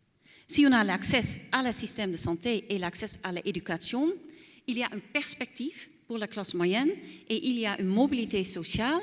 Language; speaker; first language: French; non-native, fluent; Dutch